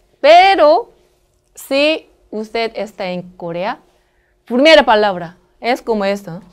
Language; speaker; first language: Spanish; non-native, learner; Korean